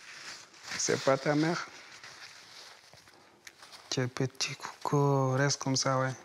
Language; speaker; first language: French; non-native, learner; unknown